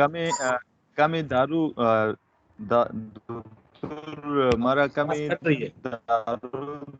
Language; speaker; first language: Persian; non-native, learner; Urdu